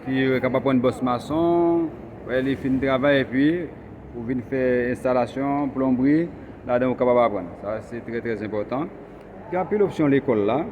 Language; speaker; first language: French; non-native, local second language; Haitian Creole